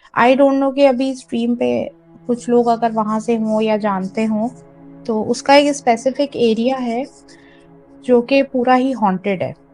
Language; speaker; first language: Urdu; native; Urdu